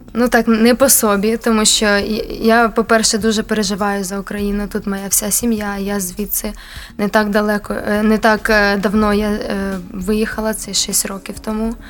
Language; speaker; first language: Ukrainian; non-native, local second language; Russian